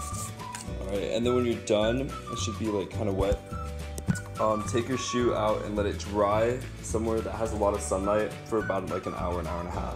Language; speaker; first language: English; native; English